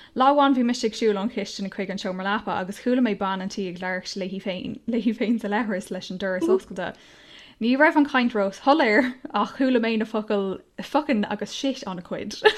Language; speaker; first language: Irish; non-native, local second language; English